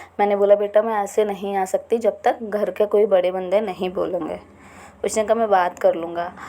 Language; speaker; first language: Hindi; native; Hindi